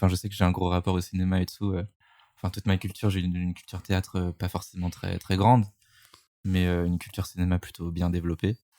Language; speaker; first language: French; native; French